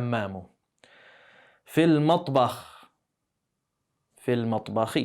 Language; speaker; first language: Arabic; non-native, fluent; English